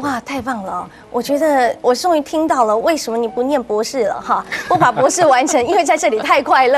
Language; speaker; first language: Chinese; native; Chinese